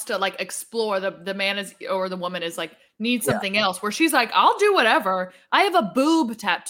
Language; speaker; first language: English; native; English